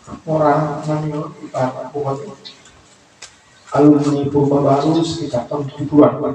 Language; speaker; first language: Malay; non-native, local second language; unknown